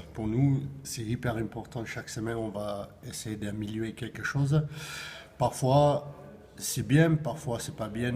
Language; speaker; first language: French; non-native, fluent; English